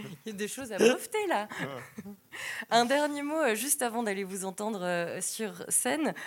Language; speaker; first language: French; native; French